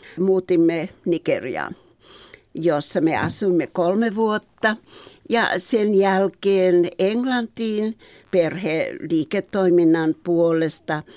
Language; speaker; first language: Finnish; native; Finnish